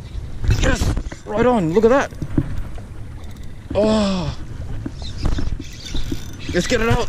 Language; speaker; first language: English; native; English